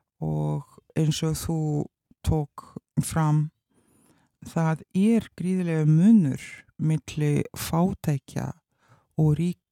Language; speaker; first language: Icelandic; non-native, learner; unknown